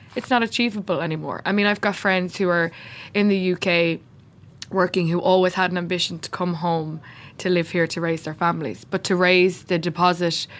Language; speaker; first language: English; native; English